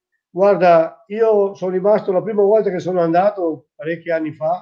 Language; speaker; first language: Italian; native; Italian